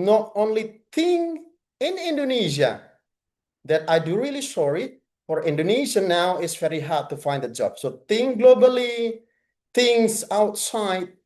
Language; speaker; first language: English; non-native, fluent; Indonesian